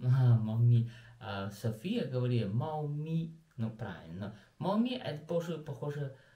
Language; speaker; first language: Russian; non-native, learner; Chinese